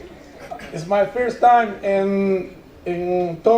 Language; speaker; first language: English; non-native, learner; Spanish